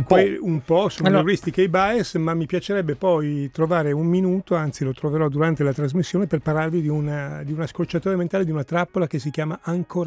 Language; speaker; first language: Italian; native; Italian